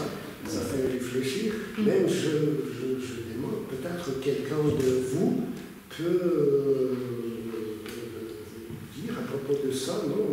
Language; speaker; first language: French; non-native, fluent; Russian